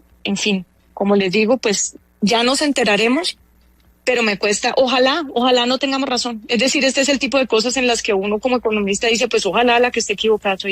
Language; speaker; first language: Spanish; native; Spanish